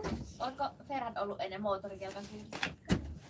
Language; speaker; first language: Finnish; native; Finnish